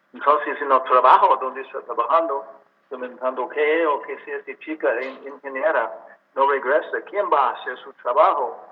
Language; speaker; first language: Spanish; non-native, learner; English